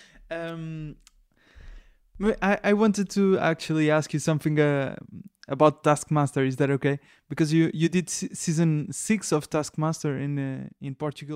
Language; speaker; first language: English; non-native, fluent; Portuguese